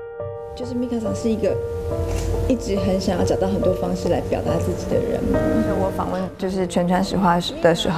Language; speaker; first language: Chinese; native; Chinese